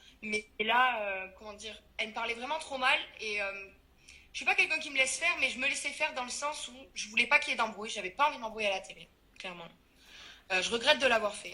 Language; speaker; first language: French; native; French